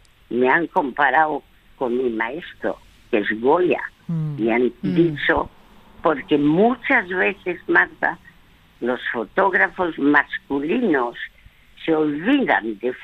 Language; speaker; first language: Spanish; early bilingual, other home language; French